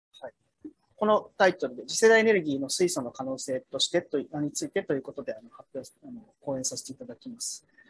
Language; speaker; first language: Japanese; native; Japanese